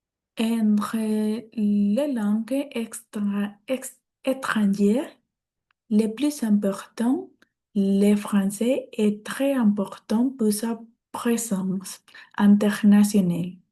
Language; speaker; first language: French; non-native, learner; Spanish